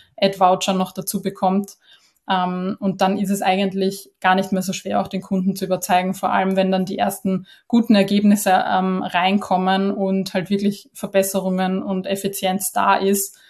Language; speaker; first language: German; native; German